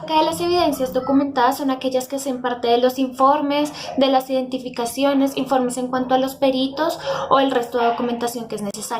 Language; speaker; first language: Spanish; native; Spanish